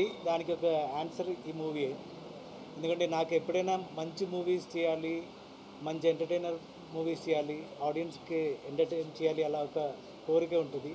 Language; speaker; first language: Telugu; non-native, fluent; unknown